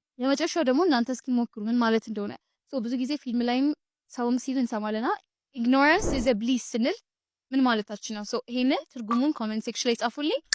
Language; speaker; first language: Amharic; native; Amharic